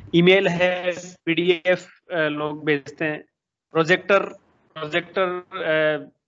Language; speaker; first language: Hindi; native; Hindi